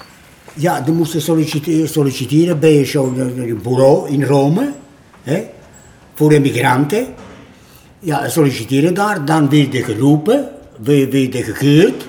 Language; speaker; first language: Dutch; non-native, learner; Italian